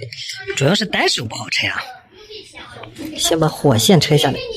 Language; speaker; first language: Chinese; native; Chinese